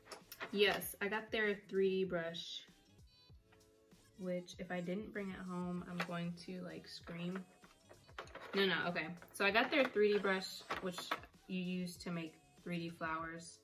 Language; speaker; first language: English; native; English